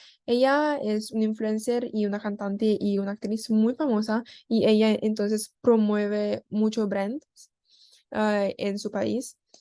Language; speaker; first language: Spanish; non-native, learner; Korean